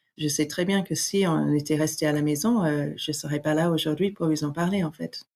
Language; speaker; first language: French; non-native, fluent; English